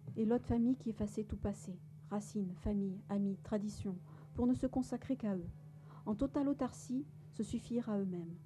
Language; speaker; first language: French; native; French